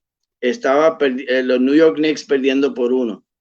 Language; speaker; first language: Spanish; early bilingual, heritage; Spanish